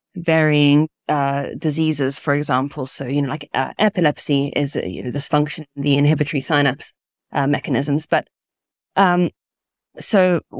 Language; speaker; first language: English; early bilingual, other home language; Italian